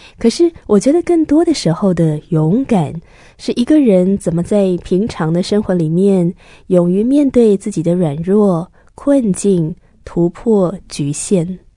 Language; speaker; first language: Chinese; native; Chinese